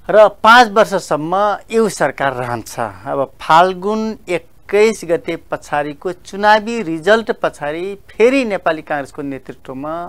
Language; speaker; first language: Nepali; non-native, local second language; Dangaura Tharu